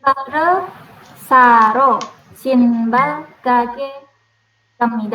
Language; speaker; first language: Korean; non-native, learner; Indonesian